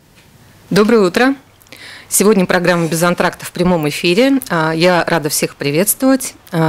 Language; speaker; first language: Russian; native; Russian